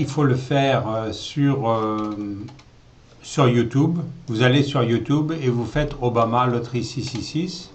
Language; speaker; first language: French; native; French